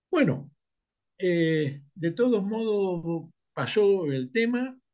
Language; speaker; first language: Spanish; native; Spanish